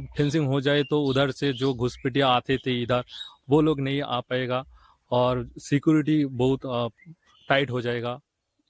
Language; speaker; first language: Hindi; non-native, local second language; Bangla